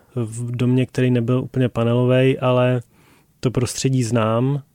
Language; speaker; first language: Czech; native; Czech